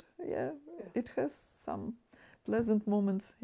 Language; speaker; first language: English; non-native, fluent; Ukrainian